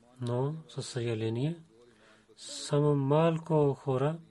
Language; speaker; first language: Bulgarian; non-native, learner; Urdu